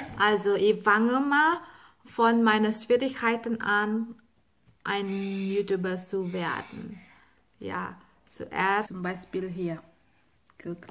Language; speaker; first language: German; non-native, learner; Indonesian